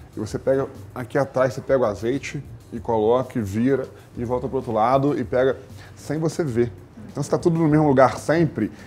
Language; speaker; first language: Portuguese; native; Portuguese